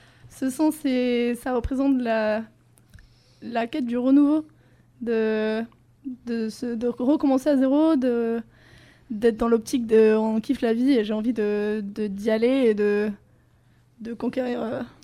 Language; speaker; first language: French; non-native, fluent; Spanish